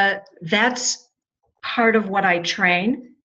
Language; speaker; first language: English; native; English